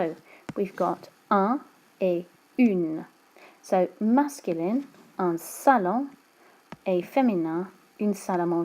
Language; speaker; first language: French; non-native, fluent; English